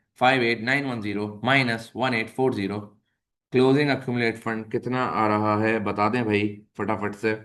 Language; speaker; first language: Urdu; native; Urdu